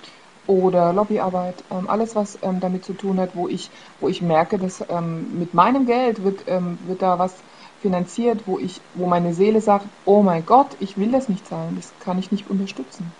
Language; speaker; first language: German; native; German